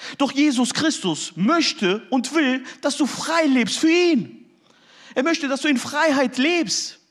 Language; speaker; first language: German; early bilingual, other home language; Turkish